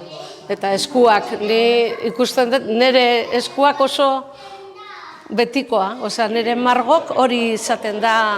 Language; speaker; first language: Basque; non-native, local second language; Spanish